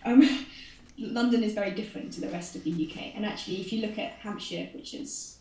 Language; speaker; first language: English; native; English